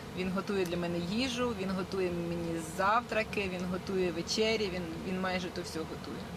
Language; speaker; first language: Ukrainian; native; Ukrainian